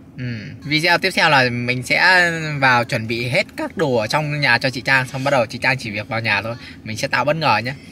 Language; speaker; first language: Vietnamese; native; Vietnamese